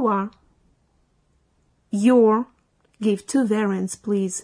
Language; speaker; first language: English; non-native, fluent; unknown